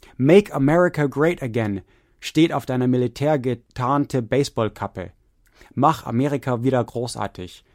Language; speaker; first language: German; non-native, fluent; English